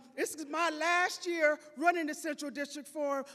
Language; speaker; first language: English; native; English